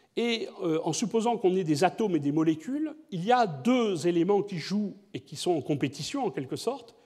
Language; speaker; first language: French; native; French